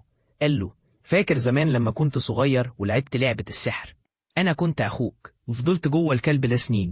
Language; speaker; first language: Arabic; native; Arabic